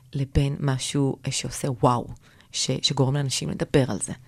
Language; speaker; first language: Hebrew; native; Hebrew